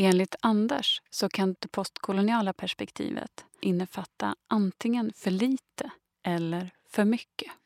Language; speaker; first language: Swedish; native; Swedish